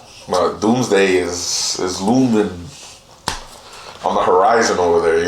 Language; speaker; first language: English; native; English